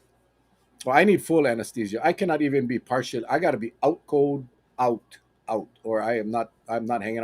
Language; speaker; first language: English; native; English